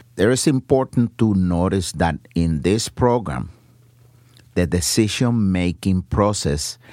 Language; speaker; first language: English; non-native, fluent; Spanish